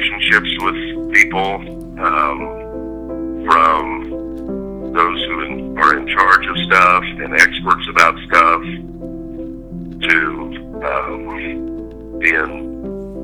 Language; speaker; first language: English; native; English